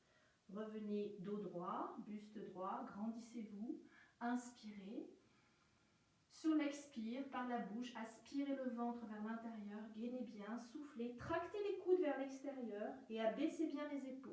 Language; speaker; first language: French; native; French